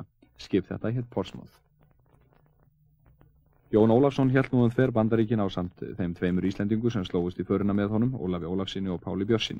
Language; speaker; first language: Icelandic; native; Icelandic